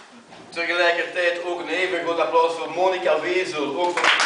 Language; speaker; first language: Dutch; native; Dutch